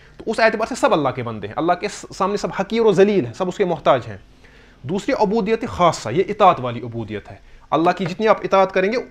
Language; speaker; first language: Urdu; non-native, local second language; Kashmiri